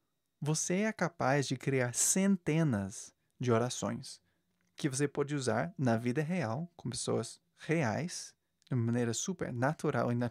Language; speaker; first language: Portuguese; non-native, fluent; English